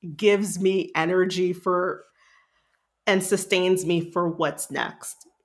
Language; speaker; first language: English; early bilingual, other home language; Haitian Creole